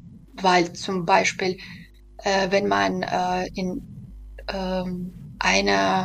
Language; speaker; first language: German; non-native, fluent; Belarusian